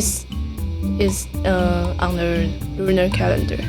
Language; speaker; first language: English; non-native, learner; Chinese